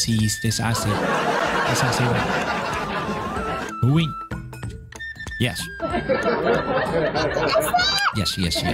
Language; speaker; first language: English; non-native, learner; Chinese